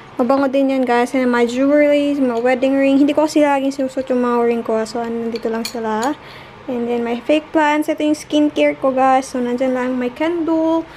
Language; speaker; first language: Filipino; native; Filipino